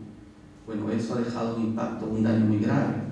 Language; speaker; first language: Spanish; native; Spanish